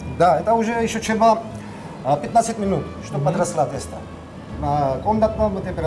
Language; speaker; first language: Polish; non-native, learner; Georgian